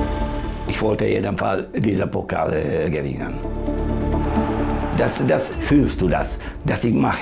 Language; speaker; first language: German; non-native, learner; Hungarian